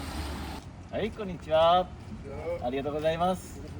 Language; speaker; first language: Japanese; native; Japanese